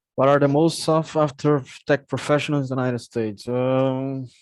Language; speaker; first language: English; non-native, learner; Portuguese